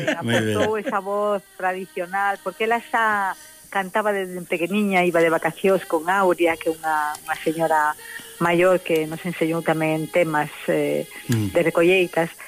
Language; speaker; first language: Galician; early bilingual, heritage; Galician